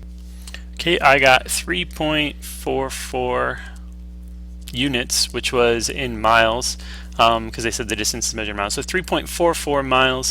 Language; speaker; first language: English; native; English